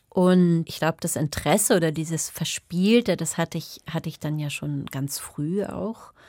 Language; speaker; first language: German; native; German